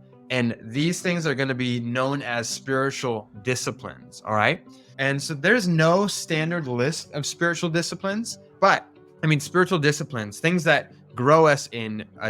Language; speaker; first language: English; native; English